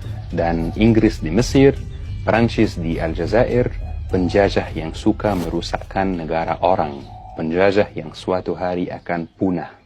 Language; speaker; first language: Indonesian; non-native, fluent; Arabic